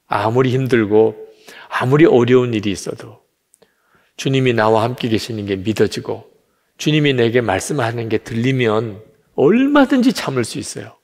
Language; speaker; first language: Korean; native; Korean